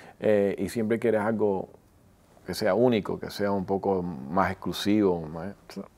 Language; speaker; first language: Spanish; early bilingual, heritage; Spanish